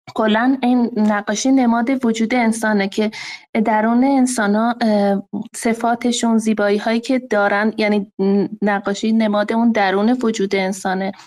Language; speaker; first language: Persian; native; Persian